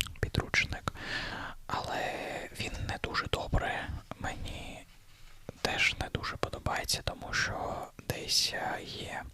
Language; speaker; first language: Ukrainian; non-native, learner; Russian